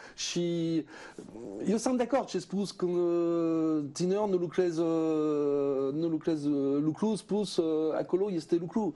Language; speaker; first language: Romanian; non-native, learner; French